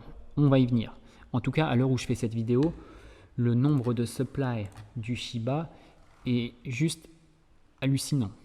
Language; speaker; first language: French; native; French